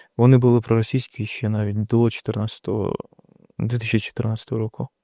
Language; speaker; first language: Ukrainian; non-native, local second language; Russian